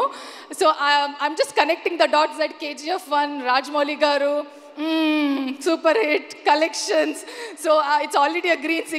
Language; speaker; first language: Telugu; non-native, learner; Kannada